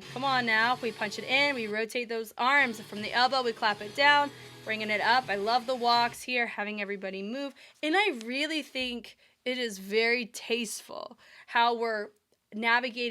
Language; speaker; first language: English; native; English